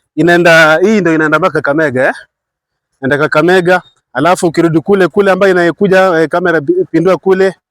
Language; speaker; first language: Swahili; native; Swahili